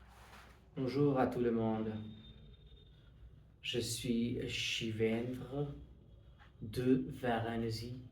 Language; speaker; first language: French; non-native, fluent; Hindi